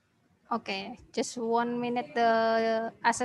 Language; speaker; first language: English; non-native, learner; Indonesian